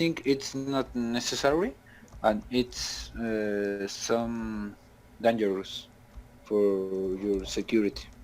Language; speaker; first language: English; non-native, learner; Spanish